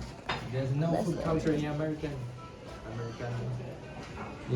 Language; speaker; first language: English; non-native, fluent; Chinese